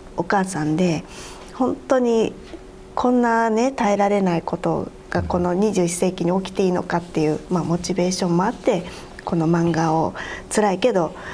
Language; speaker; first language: Japanese; native; Japanese